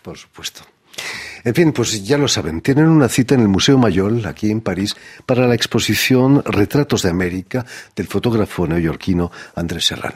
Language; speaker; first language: Spanish; native; Spanish